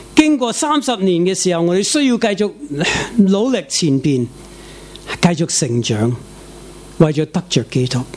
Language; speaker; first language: Chinese; non-native, fluent; English